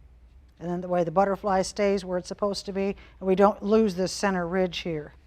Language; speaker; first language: English; native; English